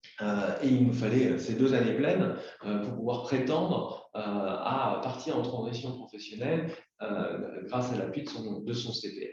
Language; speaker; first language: French; native; French